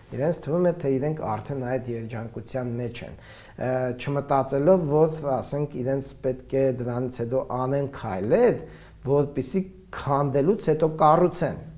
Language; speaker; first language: Armenian; native; Armenian